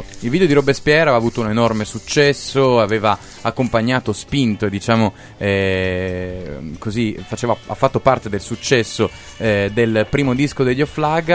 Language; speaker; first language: Italian; native; Italian